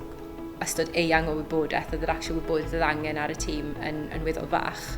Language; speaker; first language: Welsh; native; Welsh